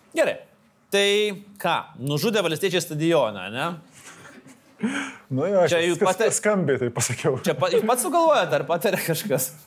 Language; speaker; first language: Lithuanian; native; Lithuanian